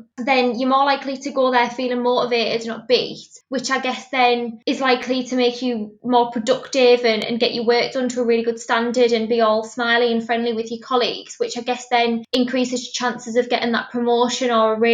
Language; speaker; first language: English; native; English